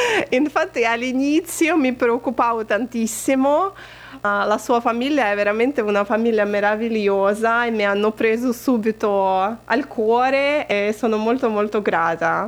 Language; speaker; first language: Italian; non-native, fluent; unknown